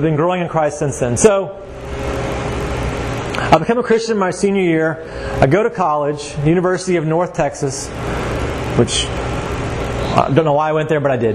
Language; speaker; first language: English; native; English